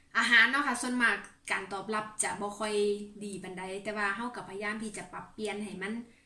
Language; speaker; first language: Thai; native; Thai